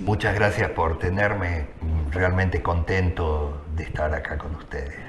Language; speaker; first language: Spanish; native; Spanish